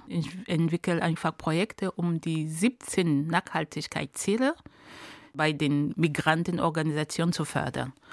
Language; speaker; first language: German; non-native, fluent; Ghomala